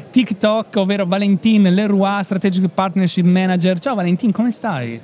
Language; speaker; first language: Italian; native; Italian